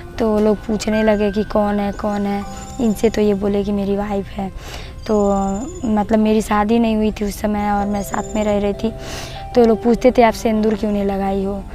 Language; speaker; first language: Hindi; native; Hindi